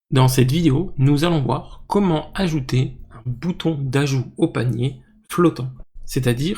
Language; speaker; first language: French; native; French